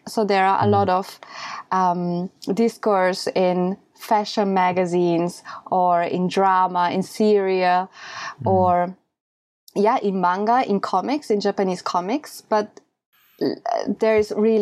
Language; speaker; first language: English; non-native, fluent; German